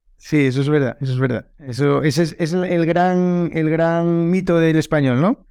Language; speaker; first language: Spanish; native; Spanish